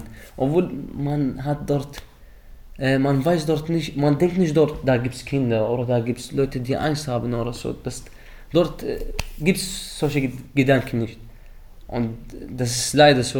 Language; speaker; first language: German; early bilingual, other home language; Arabic